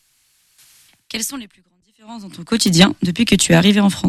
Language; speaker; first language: French; native; French